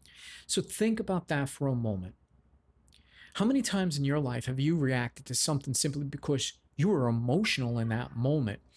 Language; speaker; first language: English; native; English